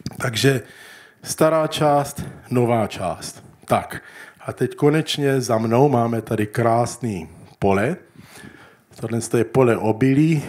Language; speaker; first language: Czech; early bilingual, heritage; Czech